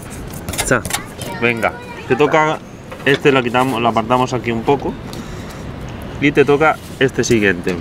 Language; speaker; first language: Spanish; native; Spanish